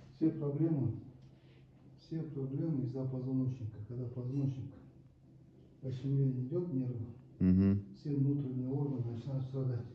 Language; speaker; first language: Russian; non-native, local second language; Kazakh